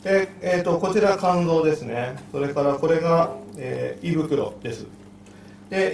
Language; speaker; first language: Japanese; native; Japanese